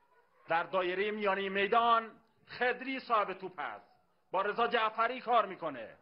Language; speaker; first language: Persian; native; Persian